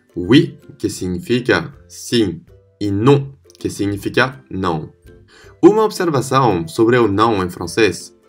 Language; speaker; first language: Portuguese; non-native, fluent; French